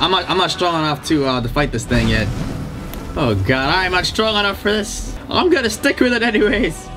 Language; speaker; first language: English; native; English